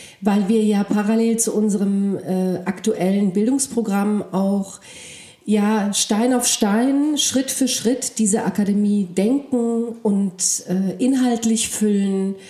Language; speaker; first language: German; early bilingual, other home language; Polish